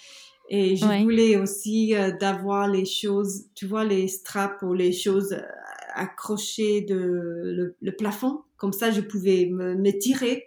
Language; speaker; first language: French; non-native, learner; English